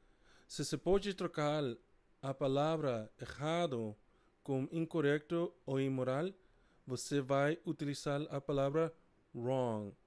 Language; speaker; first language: Portuguese; non-native, fluent; English